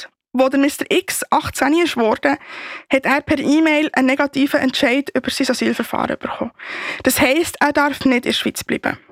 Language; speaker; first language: German; native; German